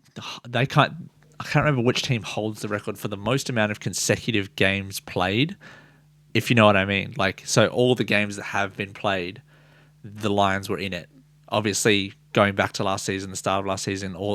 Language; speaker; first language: English; native; English